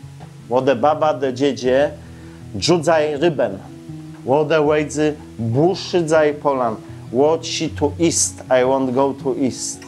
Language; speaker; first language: Chinese; non-native, learner; Polish